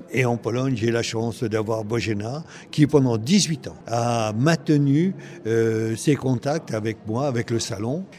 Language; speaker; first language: French; native; French